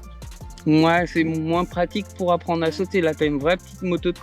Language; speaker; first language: French; native; French